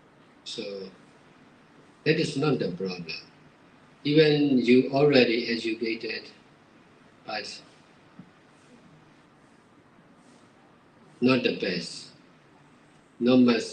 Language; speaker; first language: English; non-native, learner; Burmese